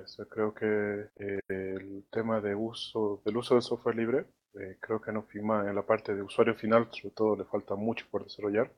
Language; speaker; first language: Spanish; native; Spanish